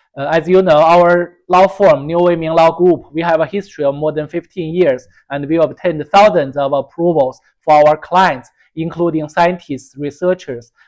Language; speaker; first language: English; non-native, fluent; Chinese